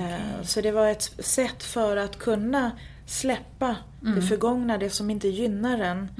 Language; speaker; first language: Swedish; native; Swedish